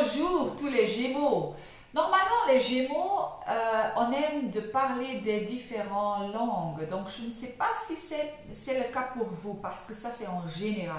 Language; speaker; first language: French; non-native, local second language; Dutch